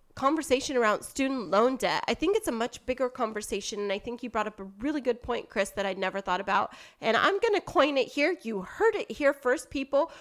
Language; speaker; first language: English; native; English